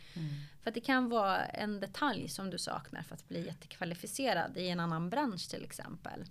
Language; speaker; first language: Swedish; early bilingual, other home language; Arabic